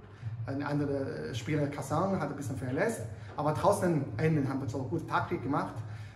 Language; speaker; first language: German; non-native, learner; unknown